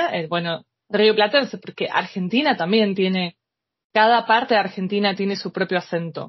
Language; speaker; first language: Spanish; native; Spanish